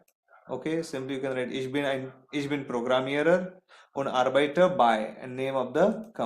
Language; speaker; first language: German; non-native, fluent; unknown